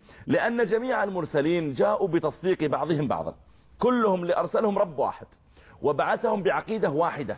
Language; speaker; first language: Arabic; native; Arabic